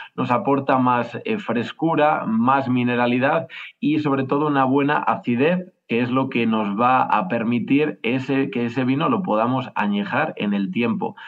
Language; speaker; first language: Spanish; native; Spanish